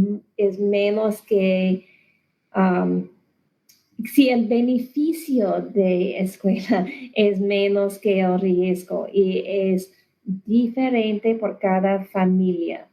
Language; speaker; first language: Spanish; non-native, learner; English